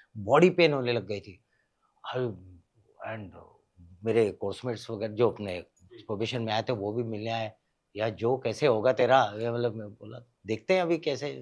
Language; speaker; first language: Hindi; native; Hindi